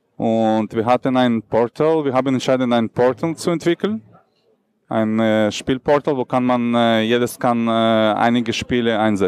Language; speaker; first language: German; non-native, learner; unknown